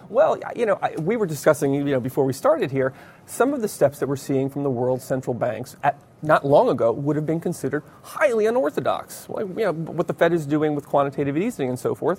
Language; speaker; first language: English; native; English